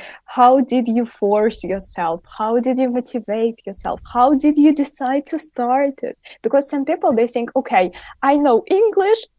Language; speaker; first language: English; non-native, fluent; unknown